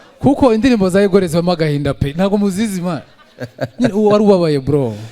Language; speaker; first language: Kinyarwanda; native; Kinyarwanda